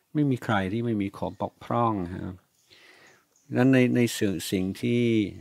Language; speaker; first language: Thai; non-native, fluent; English